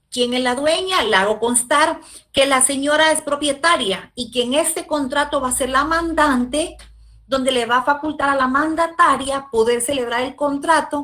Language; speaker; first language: Spanish; native; Spanish